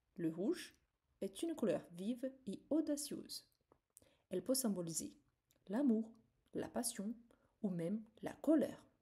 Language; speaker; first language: French; non-native, fluent; Portuguese